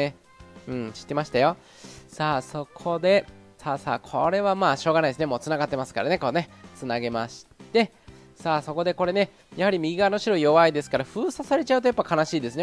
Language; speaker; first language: Japanese; native; Japanese